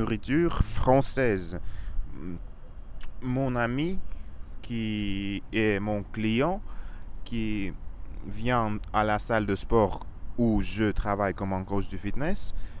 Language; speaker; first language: French; non-native, learner; Russian